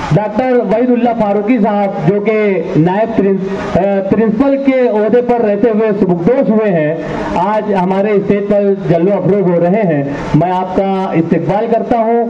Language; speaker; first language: Hindi; non-native, local second language; Urdu